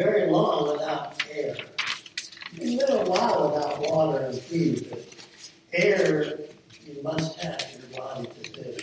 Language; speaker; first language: English; native; English